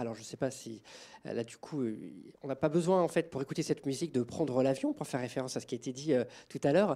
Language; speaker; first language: French; native; French